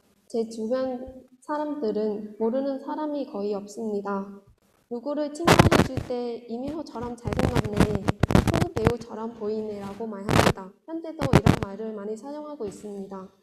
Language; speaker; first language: Korean; non-native, fluent; Vietnamese